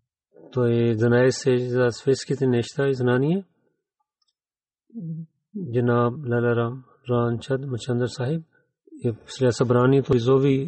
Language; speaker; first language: Bulgarian; non-native, learner; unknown